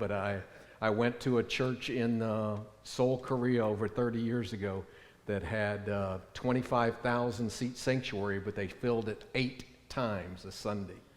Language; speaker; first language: English; native; English